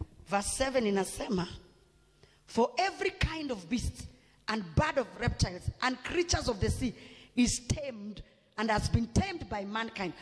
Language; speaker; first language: English; non-native, local second language; Swahili